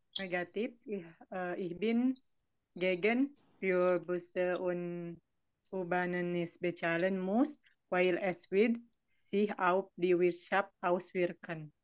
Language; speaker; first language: German; non-native, learner; Indonesian